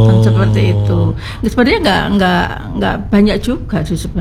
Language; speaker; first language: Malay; non-native, local second language; Javanese